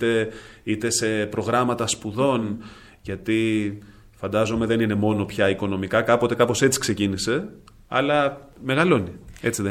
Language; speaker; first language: Greek; native; Greek